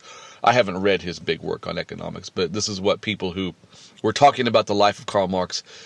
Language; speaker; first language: English; native; English